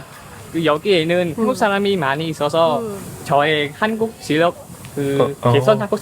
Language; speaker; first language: Korean; non-native, learner; Vietnamese